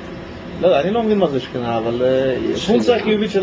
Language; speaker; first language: Hebrew; native; Hebrew